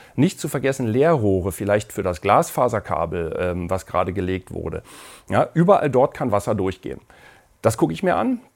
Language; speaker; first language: German; native; German